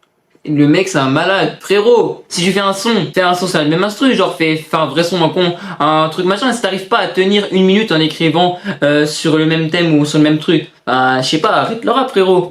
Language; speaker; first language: French; native; French